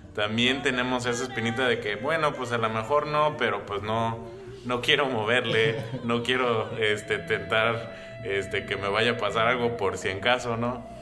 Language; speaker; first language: Spanish; early bilingual, heritage; Spanish